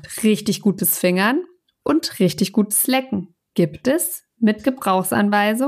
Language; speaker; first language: German; native; German